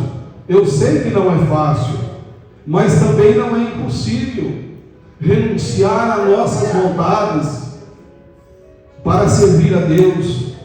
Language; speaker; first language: Portuguese; native; Portuguese